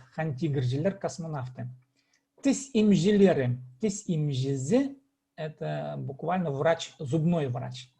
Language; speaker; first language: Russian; native; Russian